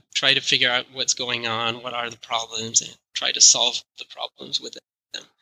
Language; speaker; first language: English; non-native, fluent; French